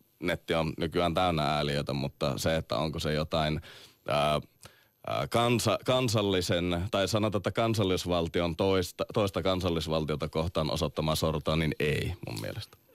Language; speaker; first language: Finnish; native; Finnish